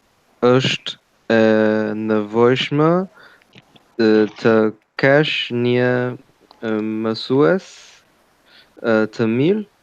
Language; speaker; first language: Albanian; non-native, learner; Chinese